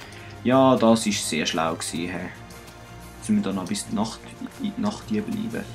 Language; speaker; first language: German; native; German